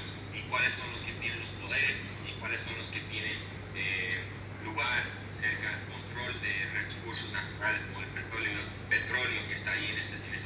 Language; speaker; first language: Spanish; non-native, fluent; English